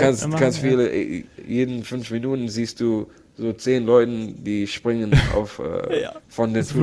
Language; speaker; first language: German; non-native, learner; Arabic